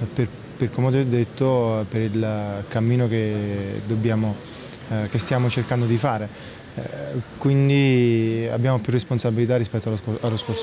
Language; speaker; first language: Italian; native; Italian